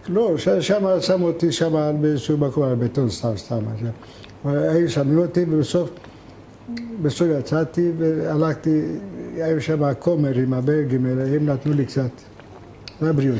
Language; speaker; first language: Hebrew; non-native, fluent; Hungarian